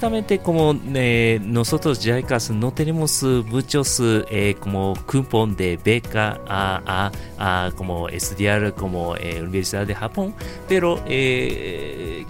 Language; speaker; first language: Spanish; non-native, learner; Japanese